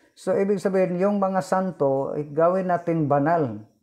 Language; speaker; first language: Filipino; non-native, local second language; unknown